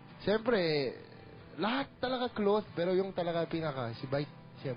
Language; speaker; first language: Filipino; non-native, learner; Korean